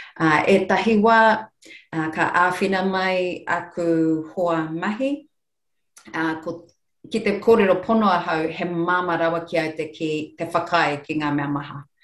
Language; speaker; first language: Māori; non-native, local second language; English